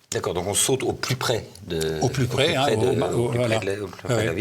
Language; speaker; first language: French; native; French